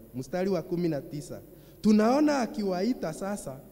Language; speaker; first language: English; non-native, local second language; Kikuyu